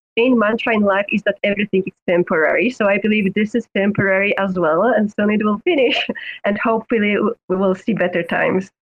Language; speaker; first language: English; non-native, fluent; Polish